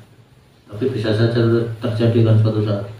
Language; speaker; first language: Indonesian; native; Indonesian